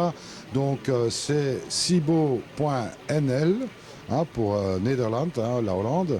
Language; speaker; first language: French; native; French